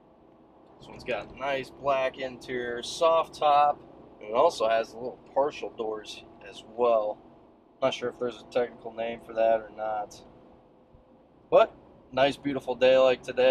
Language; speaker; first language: English; native; English